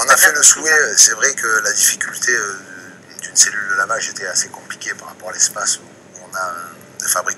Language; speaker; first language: French; native; French